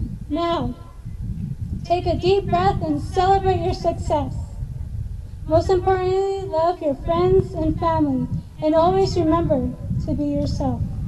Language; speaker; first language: English; native; English